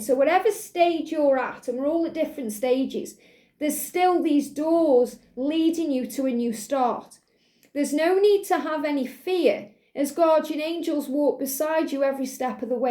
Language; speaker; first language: English; native; English